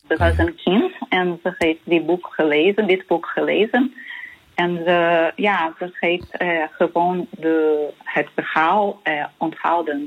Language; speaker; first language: Dutch; non-native, fluent; Portuguese